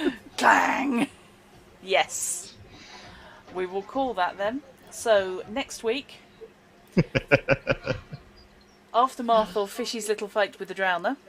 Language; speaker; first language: English; native; English